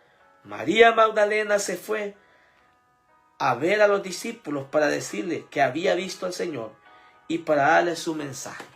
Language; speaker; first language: Spanish; native; Spanish